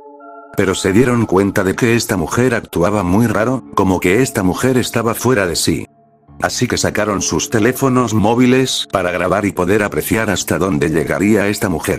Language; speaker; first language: Spanish; native; Spanish